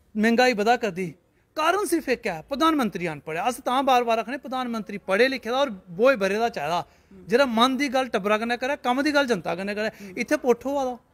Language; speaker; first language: Punjabi; non-native, local second language; Dogri